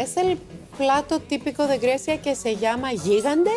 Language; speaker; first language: Spanish; non-native, fluent; Greek